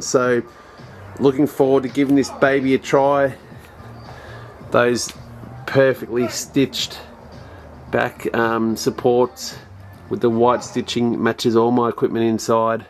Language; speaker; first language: English; native; English